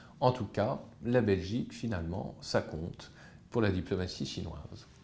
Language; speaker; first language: French; native; French